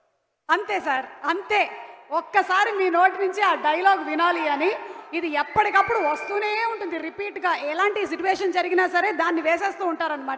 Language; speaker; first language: Telugu; native; Telugu